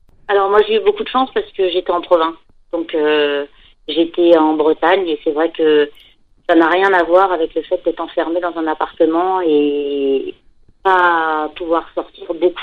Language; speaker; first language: French; native; French